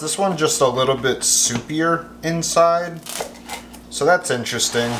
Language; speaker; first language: English; native; English